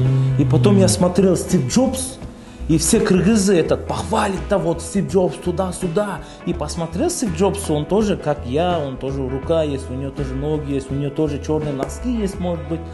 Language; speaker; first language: Russian; non-native, local second language; Kyrgyz